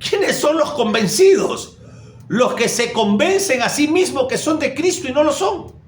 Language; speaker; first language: Spanish; native; Spanish